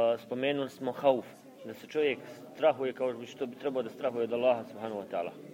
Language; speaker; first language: Bosnian; native; Bosnian